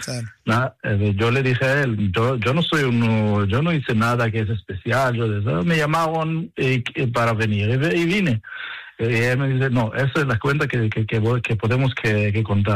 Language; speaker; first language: Spanish; non-native, learner; Hebrew